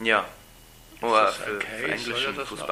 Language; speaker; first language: German; non-native, learner; English